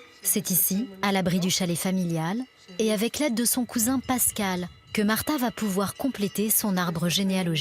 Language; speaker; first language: French; native; French